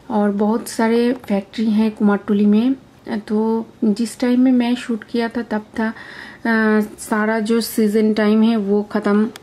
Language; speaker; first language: Hindi; non-native, local second language; Bangla